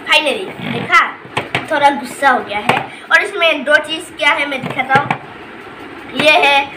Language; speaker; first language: Hindi; non-native, local second language; Assamese